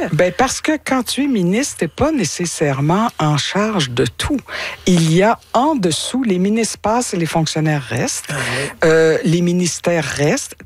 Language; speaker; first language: French; native; French